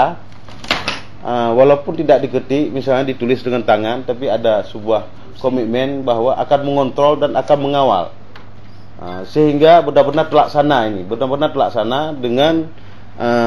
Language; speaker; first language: Indonesian; native; Indonesian